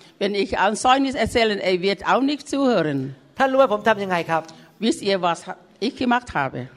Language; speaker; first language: German; non-native, learner; Thai